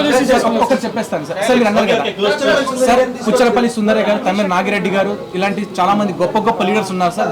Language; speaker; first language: Telugu; native; Telugu